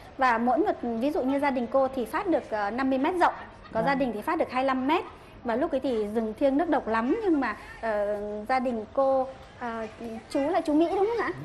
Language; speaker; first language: Vietnamese; native; Vietnamese